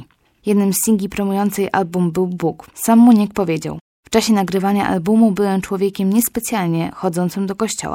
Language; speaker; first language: Polish; native; Polish